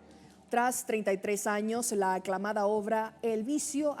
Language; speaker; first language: Spanish; native; Spanish